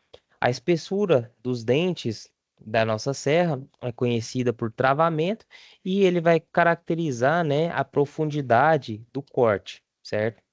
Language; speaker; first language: Portuguese; native; Portuguese